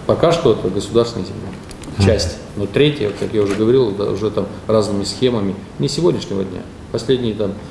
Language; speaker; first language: Russian; non-native, local second language; Romanian